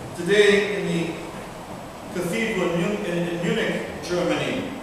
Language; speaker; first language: English; early bilingual, other home language; Russian